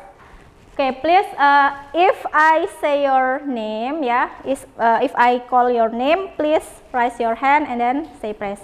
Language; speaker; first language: English; non-native, fluent; Indonesian